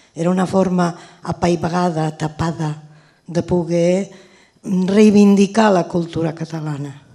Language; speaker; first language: Catalan; early bilingual, heritage; Catalan